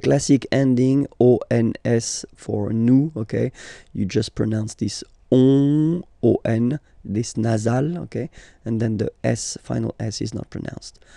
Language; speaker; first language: English; non-native, fluent; French